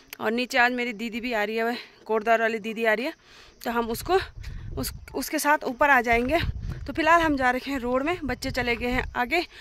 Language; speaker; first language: Hindi; non-native, local second language; Garhwali